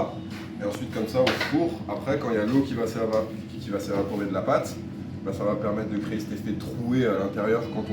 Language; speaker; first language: French; native; French